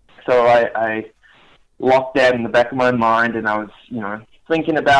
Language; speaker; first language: English; native; English